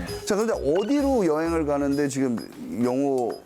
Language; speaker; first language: Korean; early bilingual, heritage; Korean